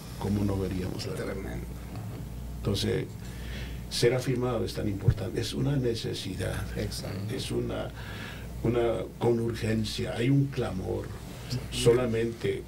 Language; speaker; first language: Spanish; native; Spanish